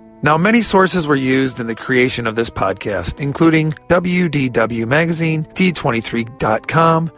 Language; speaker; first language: English; native; English